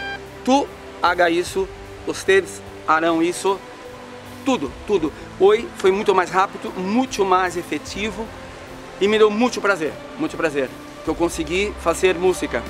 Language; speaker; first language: Spanish; non-native, learner; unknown